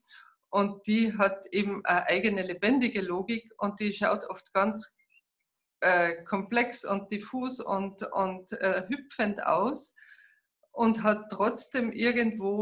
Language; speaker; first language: German; native; German